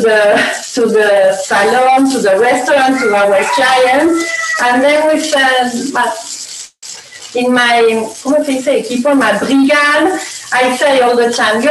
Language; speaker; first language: English; non-native, learner; Spanish